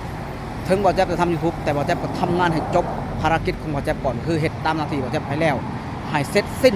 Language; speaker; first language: Thai; non-native, local second language; Northeastern Thai